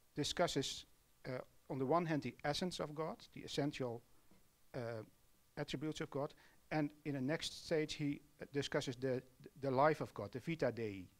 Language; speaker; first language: English; non-native, fluent; Dutch